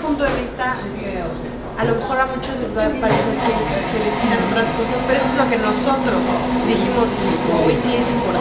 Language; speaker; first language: Spanish; native; Spanish